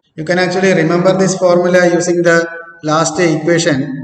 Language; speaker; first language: English; non-native, local second language; Malayalam